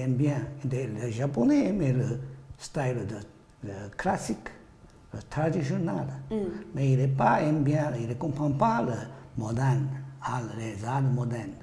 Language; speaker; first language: French; non-native, learner; Chinese